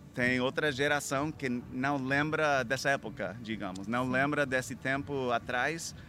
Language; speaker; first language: Portuguese; non-native, fluent; English